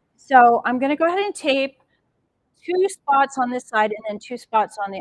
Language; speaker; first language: English; native; English